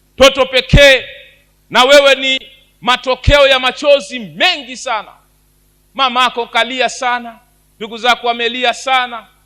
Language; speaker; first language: Swahili; native; Swahili